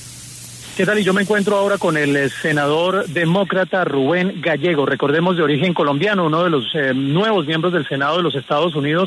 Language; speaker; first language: Spanish; native; Spanish